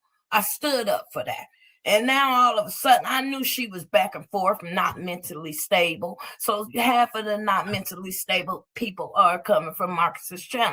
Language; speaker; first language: English; native; English